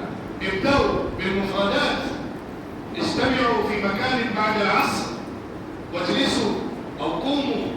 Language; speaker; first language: Arabic; non-native, fluent; Urdu